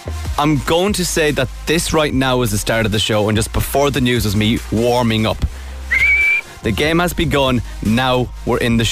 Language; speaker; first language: English; native; English